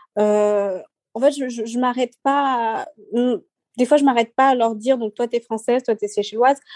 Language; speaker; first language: French; early bilingual, other home language; Seselwa Creole French